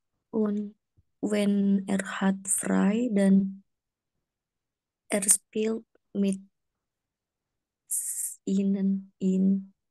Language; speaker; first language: German; non-native, learner; Indonesian